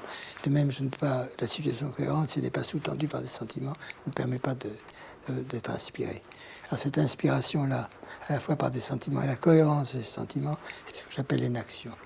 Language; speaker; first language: French; native; French